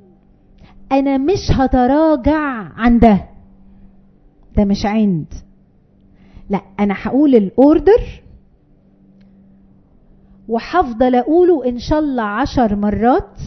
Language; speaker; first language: Arabic; native; Arabic